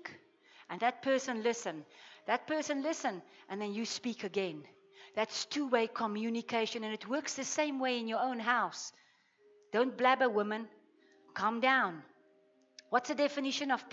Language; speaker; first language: English; non-native, local second language; Afrikaans